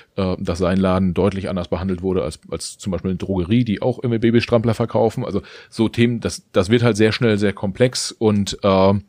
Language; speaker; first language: German; native; German